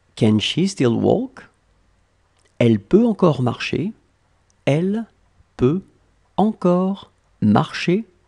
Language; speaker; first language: French; native; French